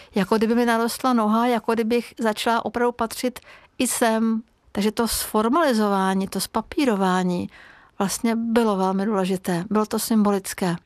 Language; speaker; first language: Czech; non-native, fluent; Hungarian